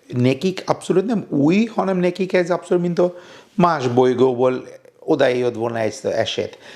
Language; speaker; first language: Hungarian; non-native, fluent; Bangla